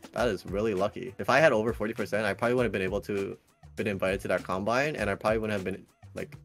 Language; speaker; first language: English; native; English